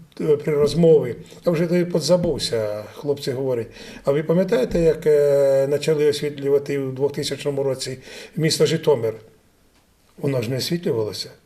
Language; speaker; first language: Ukrainian; native; Ukrainian